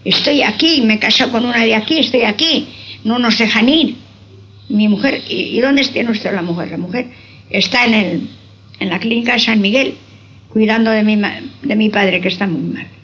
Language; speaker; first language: Spanish; non-native, local second language; Basque